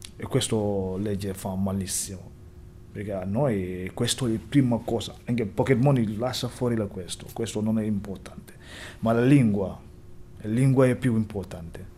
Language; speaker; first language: Italian; non-native, learner; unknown